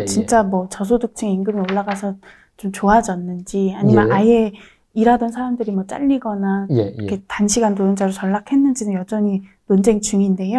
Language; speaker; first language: Korean; native; Korean